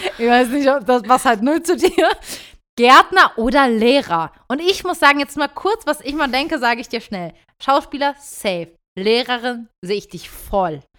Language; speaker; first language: German; early bilingual, other home language; Turkish